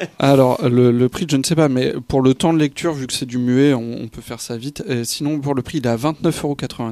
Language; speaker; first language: French; native; French